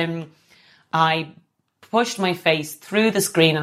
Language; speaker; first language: English; native; English